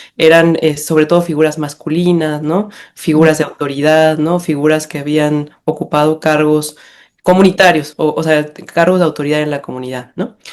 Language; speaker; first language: Spanish; native; Spanish